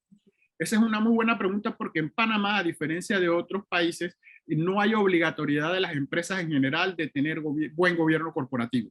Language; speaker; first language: Spanish; native; Spanish